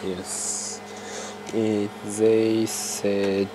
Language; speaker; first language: English; non-native, learner; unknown